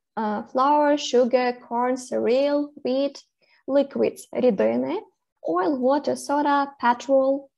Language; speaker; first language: English; non-native, fluent; Ukrainian